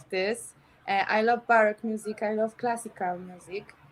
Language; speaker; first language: English; non-native, learner; Polish